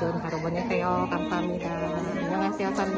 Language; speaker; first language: Korean; non-native, learner; Indonesian